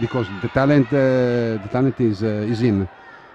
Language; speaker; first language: English; non-native, fluent; Italian